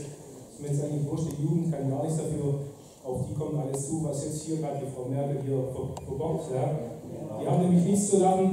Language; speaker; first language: German; native; German